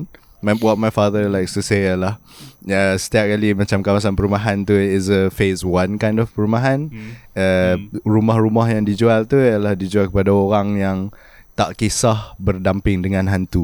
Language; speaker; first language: English; non-native, local second language; Malay